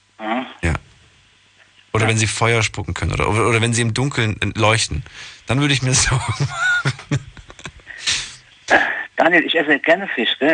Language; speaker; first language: German; native; German